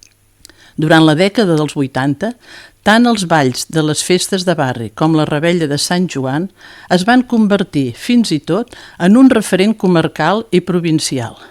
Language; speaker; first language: Catalan; native; Catalan